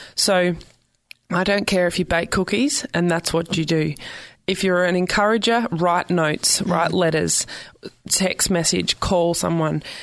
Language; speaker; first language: English; native; English